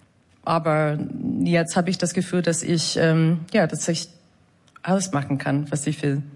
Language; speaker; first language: German; non-native, fluent; English